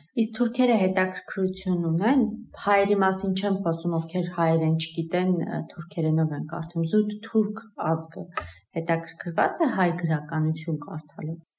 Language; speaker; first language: Armenian; native; Armenian